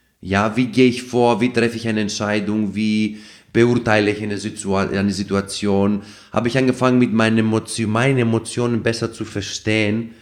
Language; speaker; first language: German; non-native, fluent; Greek